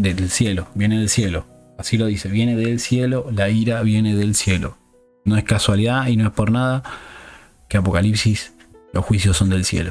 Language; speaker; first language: Spanish; native; Spanish